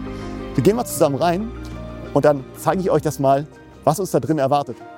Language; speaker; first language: German; native; German